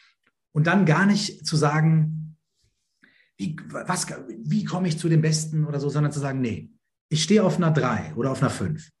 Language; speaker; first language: German; native; German